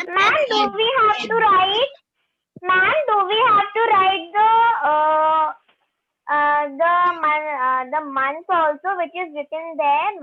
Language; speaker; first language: English; non-native, local second language; Hindi